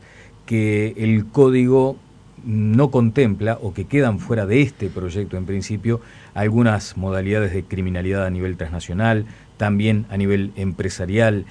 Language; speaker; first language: Spanish; native; Spanish